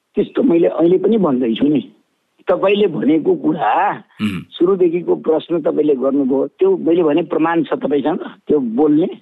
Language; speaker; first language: Nepali; non-native, local second language; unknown